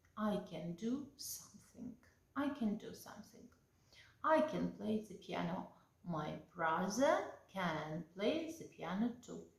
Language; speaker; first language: English; non-native, fluent; Ukrainian